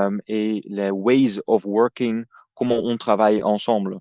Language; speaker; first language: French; non-native, fluent; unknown